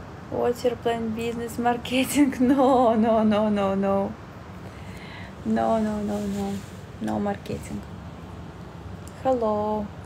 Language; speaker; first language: English; non-native, learner; Russian